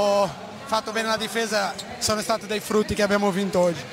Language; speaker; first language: Italian; non-native, fluent; Portuguese